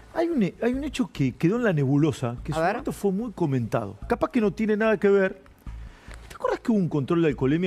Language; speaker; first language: Spanish; native; Spanish